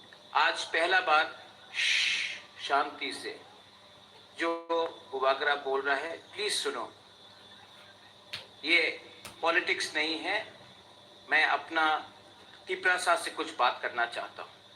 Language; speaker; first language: Hindi; non-native, local second language; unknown